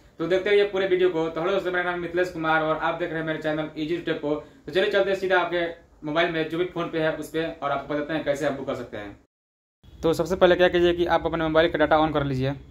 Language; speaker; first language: Hindi; native; Hindi